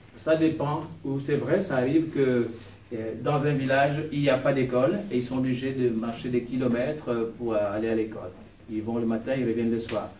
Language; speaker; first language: French; non-native, local second language; Kongo